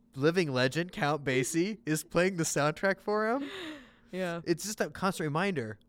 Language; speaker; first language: English; native; English